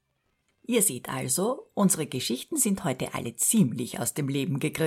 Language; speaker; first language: German; native; German